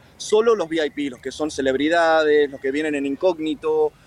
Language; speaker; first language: Spanish; native; Spanish